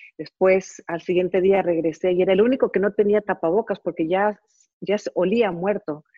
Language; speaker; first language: Spanish; early bilingual, heritage; Spanish